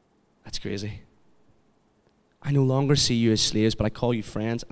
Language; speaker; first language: English; native; English